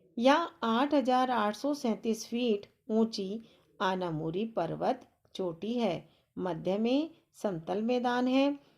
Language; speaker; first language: Hindi; native; Hindi